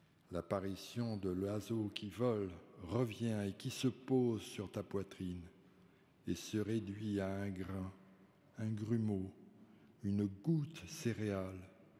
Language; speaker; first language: French; early bilingual, other home language; Spanish